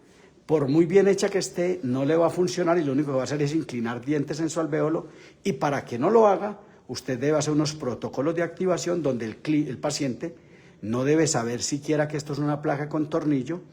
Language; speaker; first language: Spanish; native; Spanish